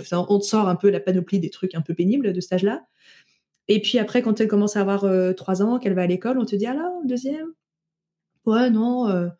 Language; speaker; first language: French; native; French